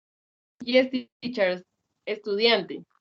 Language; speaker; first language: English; non-native, learner; Spanish